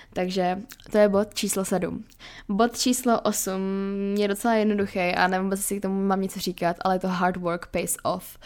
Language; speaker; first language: Czech; native; Czech